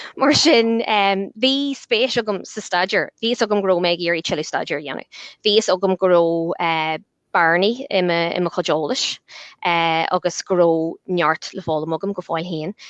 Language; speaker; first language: Irish; non-native, local second language; English